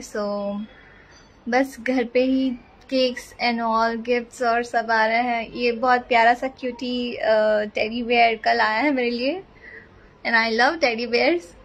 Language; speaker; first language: Hindi; native; Hindi